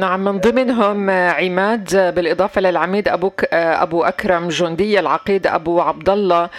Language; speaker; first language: Arabic; native; Arabic